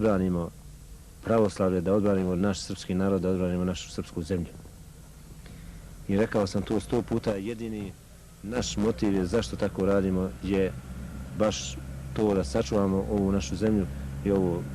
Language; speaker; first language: Bosnian; native; Bosnian